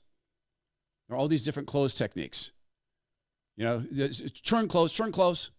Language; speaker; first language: English; native; English